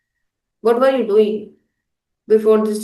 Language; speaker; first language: English; non-native, local second language; Hindi